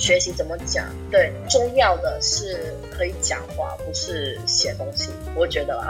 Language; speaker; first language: Chinese; early bilingual, heritage; English